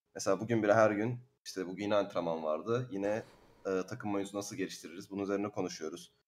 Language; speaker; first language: Turkish; native; Turkish